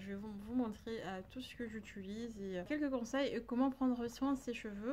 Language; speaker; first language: French; native; French